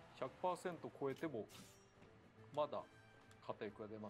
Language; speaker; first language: Japanese; native; Japanese